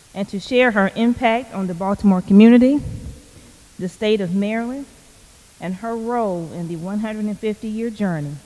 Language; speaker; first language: English; native; English